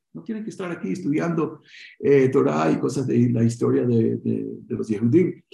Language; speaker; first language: Spanish; early bilingual, heritage; Spanish